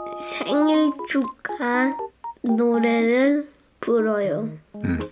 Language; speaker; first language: Korean; early bilingual, heritage; English